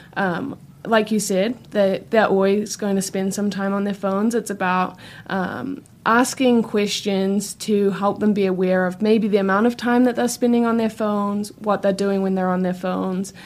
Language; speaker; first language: English; native; English